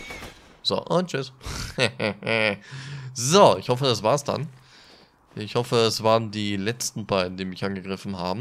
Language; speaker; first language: German; native; German